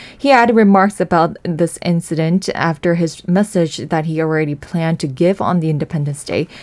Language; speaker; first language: English; non-native, fluent; Korean